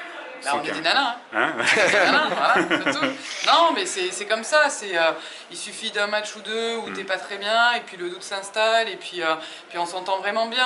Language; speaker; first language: French; native; French